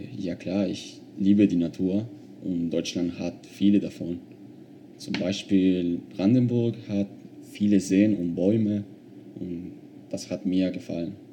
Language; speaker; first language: German; non-native, fluent; Spanish